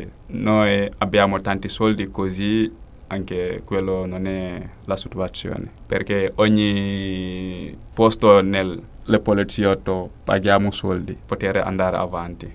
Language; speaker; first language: Italian; non-native, learner; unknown